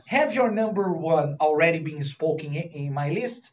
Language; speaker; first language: English; non-native, fluent; Portuguese